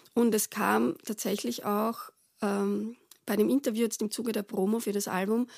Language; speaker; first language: German; native; German